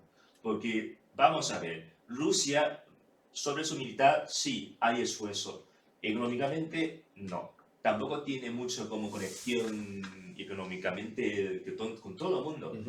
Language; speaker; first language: Spanish; non-native, fluent; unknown